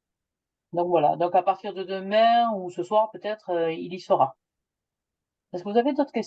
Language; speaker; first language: French; native; French